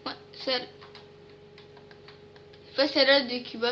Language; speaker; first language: French; native; French